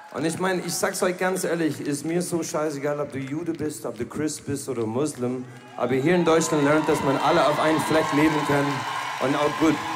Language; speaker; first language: German; non-native, fluent; English